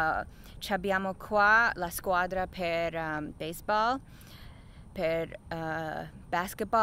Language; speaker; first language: Italian; non-native, fluent; English